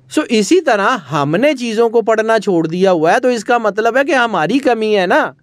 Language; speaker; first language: Urdu; non-native, local second language; Punjabi